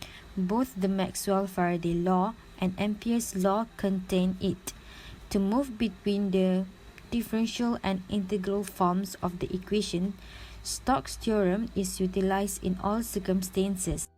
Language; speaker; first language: English; non-native, local second language; Malay